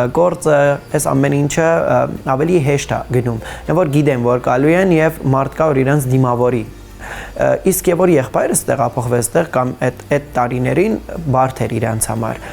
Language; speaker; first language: Armenian; native; Armenian